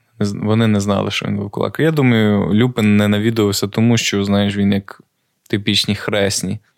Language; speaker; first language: Ukrainian; native; Ukrainian